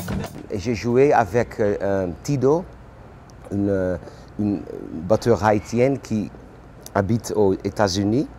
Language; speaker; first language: French; non-native, learner; Dutch